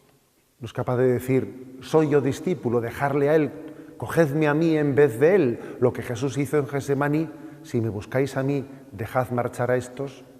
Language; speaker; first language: Spanish; native; Spanish